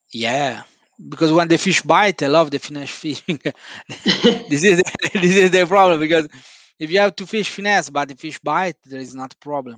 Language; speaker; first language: English; non-native, fluent; Italian